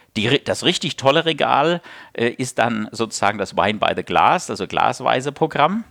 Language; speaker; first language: German; native; German